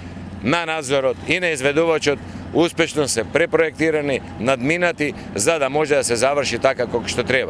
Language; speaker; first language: Macedonian; native; Macedonian